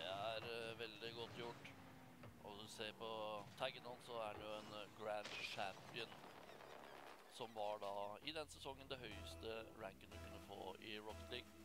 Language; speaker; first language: Norwegian; native; Norwegian